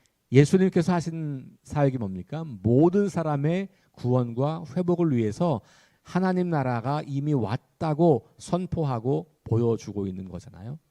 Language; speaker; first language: Korean; native; Korean